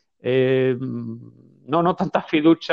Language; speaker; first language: Italian; non-native, fluent; Spanish